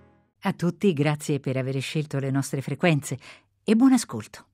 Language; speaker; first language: Italian; native; Italian